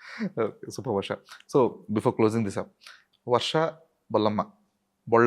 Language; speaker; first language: Telugu; native; Telugu